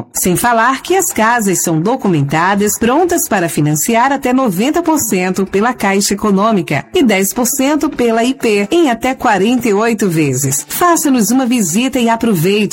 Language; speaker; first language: Portuguese; native; Portuguese